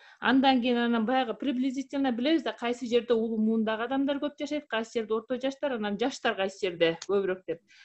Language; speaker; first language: Kyrgyz; native; Kyrgyz